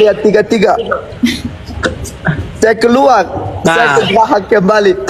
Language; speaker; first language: Indonesian; non-native, learner; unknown